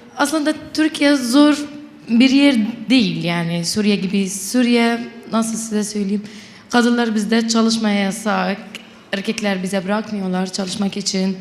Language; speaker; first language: Turkish; non-native, local second language; Arabic